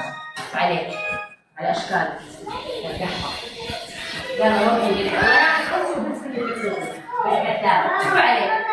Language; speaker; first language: Arabic; non-native, local second language; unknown